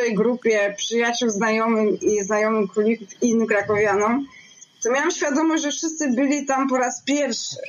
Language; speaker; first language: Polish; native; Polish